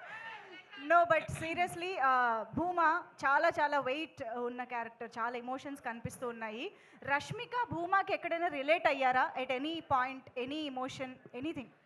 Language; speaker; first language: Telugu; native; Telugu